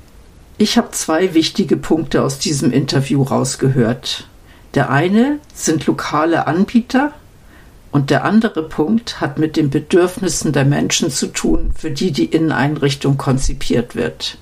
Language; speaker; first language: German; native; German